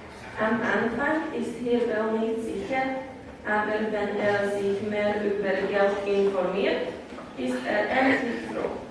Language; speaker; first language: German; non-native, learner; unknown